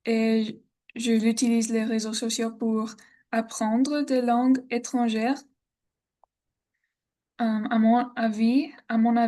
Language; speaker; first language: French; non-native, learner; English